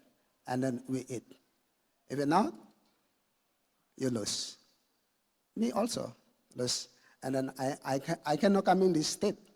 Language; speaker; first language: English; non-native, learner; Indonesian